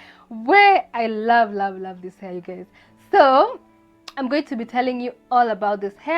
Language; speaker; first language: English; non-native, local second language; Swahili